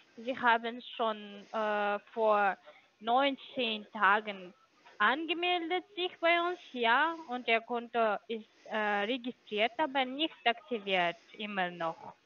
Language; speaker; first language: German; non-native, learner; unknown